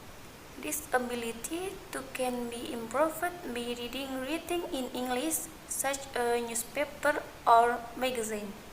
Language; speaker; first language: English; non-native, learner; Indonesian